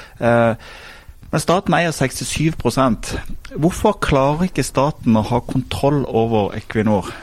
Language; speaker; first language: Norwegian; native; Norwegian